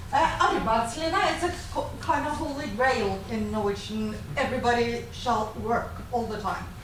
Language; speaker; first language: English; non-native, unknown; Norwegian